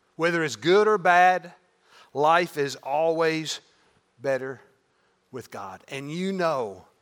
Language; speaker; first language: English; native; English